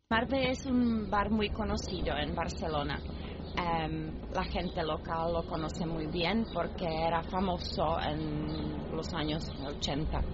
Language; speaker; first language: Spanish; non-native, learner; Czech